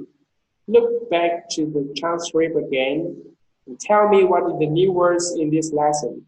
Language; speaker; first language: English; non-native, fluent; Vietnamese